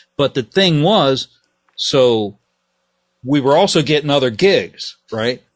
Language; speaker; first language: English; native; English